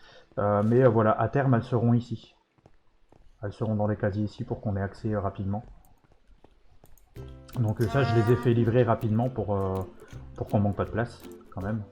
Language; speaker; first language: French; native; French